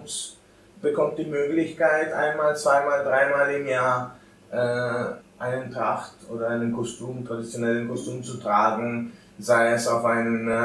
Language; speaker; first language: German; non-native, fluent; Albanian